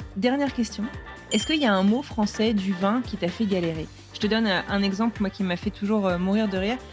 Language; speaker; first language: French; native; French